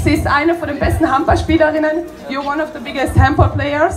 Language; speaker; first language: German; non-native, fluent; Italian